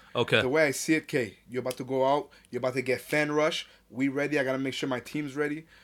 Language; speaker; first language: English; native; English